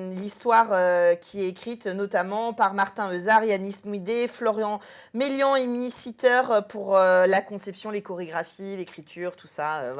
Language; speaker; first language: French; native; French